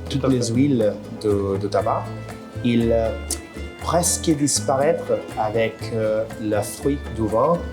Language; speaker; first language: French; non-native, fluent; Spanish